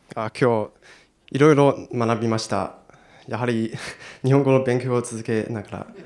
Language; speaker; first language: Japanese; non-native, learner; Chinese